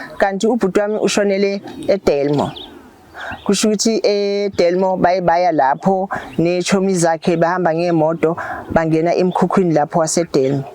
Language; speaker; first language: Zulu; native; Zulu